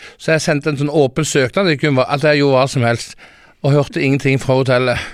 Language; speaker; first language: Norwegian; early bilingual, heritage; Norwegian